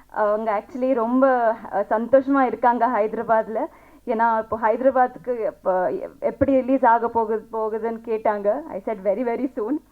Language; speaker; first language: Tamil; non-native, learner; Telugu